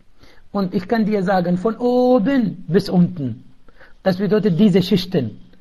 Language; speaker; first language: German; non-native, local second language; Arabic